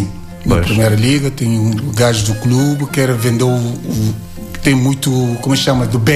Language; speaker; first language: Portuguese; non-native, learner; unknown